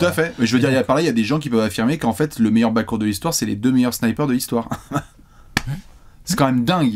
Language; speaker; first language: French; native; French